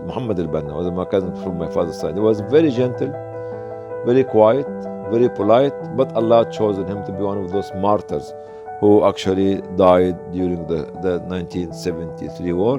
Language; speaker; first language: English; non-native, fluent; Arabic